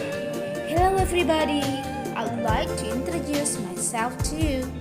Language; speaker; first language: English; non-native, fluent; Indonesian